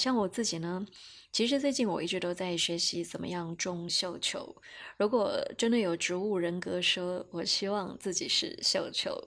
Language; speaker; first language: Chinese; native; Chinese